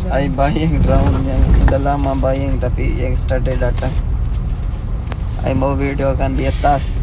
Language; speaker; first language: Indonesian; non-native, learner; Urdu